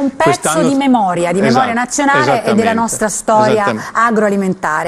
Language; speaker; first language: Italian; native; Italian